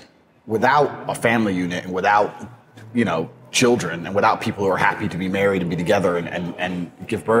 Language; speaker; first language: English; native; English